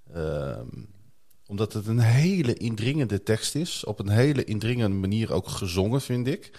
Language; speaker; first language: Dutch; native; Dutch